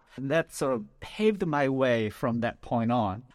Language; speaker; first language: English; non-native, fluent; Korean